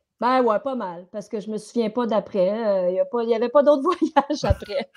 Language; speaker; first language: French; native; French